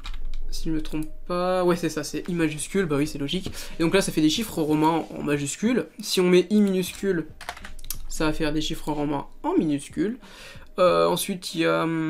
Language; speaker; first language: French; native; French